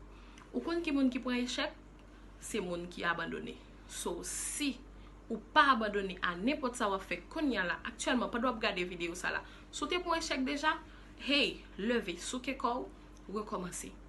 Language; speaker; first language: French; non-native, local second language; Haitian Creole